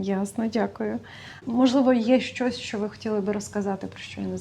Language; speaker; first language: Ukrainian; native; Ukrainian